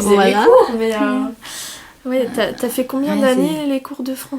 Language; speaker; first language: French; native; French